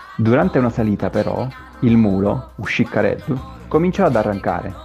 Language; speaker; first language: Italian; native; Italian